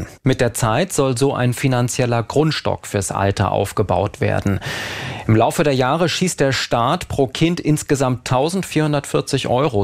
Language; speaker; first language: German; native; German